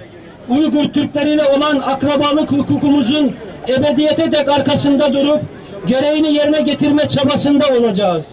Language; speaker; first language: Turkish; native; Turkish